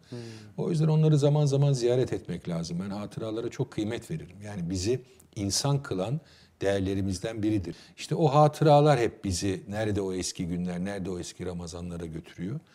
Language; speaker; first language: Turkish; native; Turkish